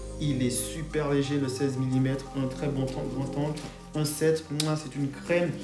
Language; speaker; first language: French; non-native, fluent; English